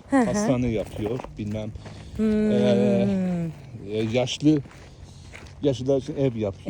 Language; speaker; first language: Turkish; non-native, learner; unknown